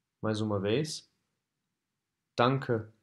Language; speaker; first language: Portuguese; non-native, fluent; German